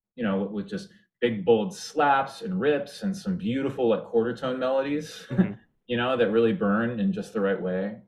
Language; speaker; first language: English; native; English